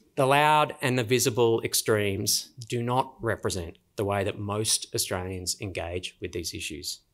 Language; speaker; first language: English; native; English